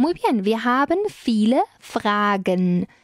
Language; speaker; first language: German; non-native, fluent; Spanish